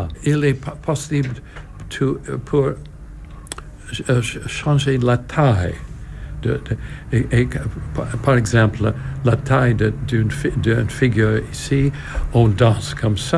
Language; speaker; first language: French; non-native, learner; English